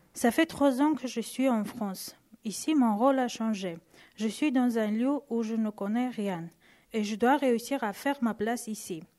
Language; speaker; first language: French; non-native, learner; Armenian